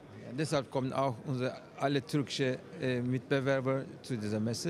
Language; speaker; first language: German; non-native, fluent; Turkish